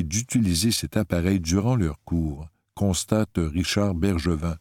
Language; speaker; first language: French; native; French